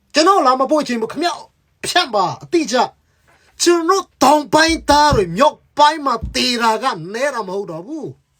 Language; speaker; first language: Burmese; non-native, local second language; Hakha Chin